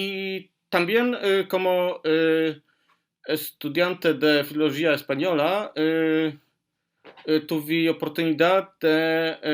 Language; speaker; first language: Spanish; non-native, learner; Polish